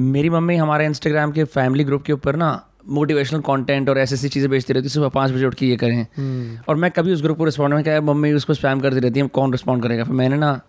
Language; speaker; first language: Hindi; native; Hindi